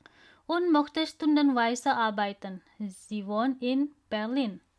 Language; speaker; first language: German; non-native, learner; Indonesian